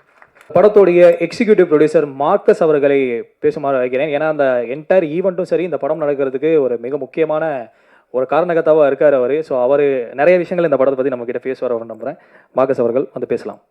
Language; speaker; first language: Tamil; native; Tamil